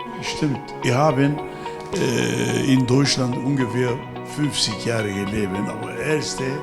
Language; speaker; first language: German; non-native, learner; Turkish